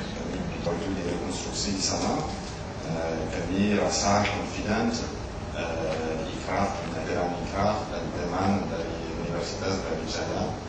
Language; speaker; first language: Indonesian; non-native, learner; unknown